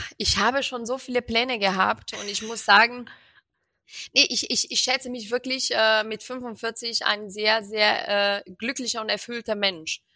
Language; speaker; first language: German; non-native, fluent; Portuguese